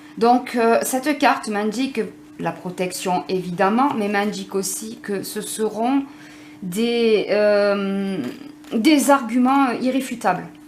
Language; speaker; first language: French; native; French